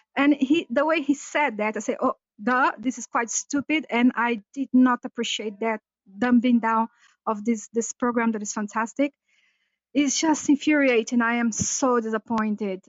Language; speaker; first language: English; early bilingual, other home language; Portuguese